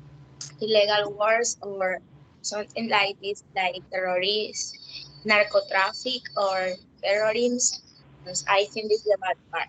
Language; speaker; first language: English; non-native, learner; Spanish